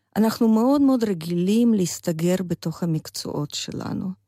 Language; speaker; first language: Hebrew; non-native, fluent; Russian